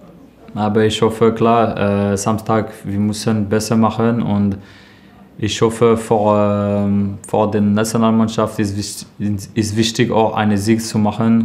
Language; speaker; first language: German; non-native, learner; French